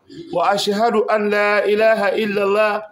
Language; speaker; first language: Arabic; non-native, fluent; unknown